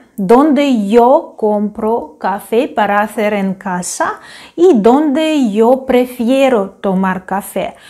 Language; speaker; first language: Spanish; non-native, fluent; Ukrainian